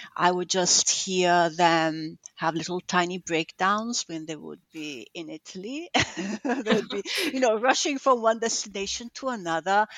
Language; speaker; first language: English; non-native, fluent; Italian